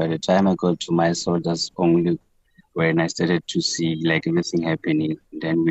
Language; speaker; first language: English; non-native, local second language; Southern Sotho